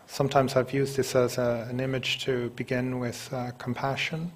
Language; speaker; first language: English; native; English